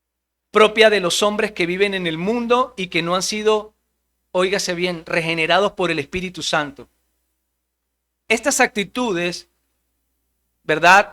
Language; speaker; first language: Spanish; native; Spanish